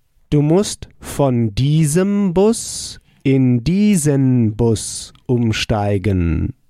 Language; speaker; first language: German; native; German